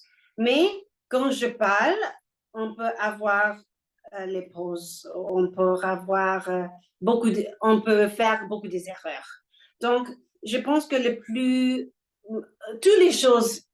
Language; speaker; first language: French; non-native, learner; English